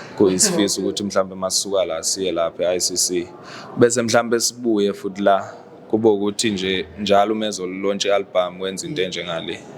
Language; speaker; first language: Zulu; native; Zulu